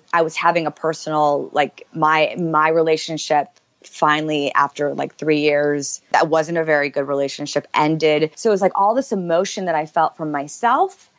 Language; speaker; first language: English; native; English